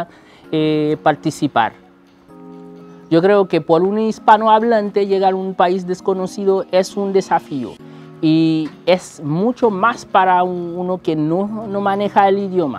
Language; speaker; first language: Spanish; non-native, fluent; Haitian Creole